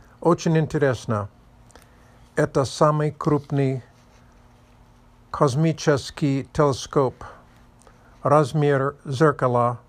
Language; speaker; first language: Russian; non-native, learner; English